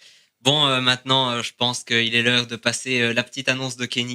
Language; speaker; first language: French; native; French